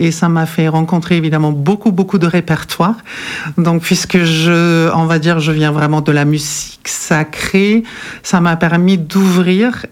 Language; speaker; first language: French; non-native, fluent; German